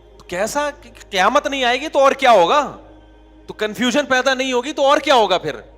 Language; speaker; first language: Urdu; native; Urdu